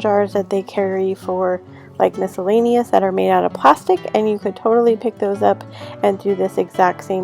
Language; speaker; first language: English; native; English